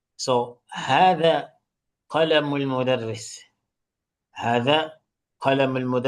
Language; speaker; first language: Arabic; non-native, fluent; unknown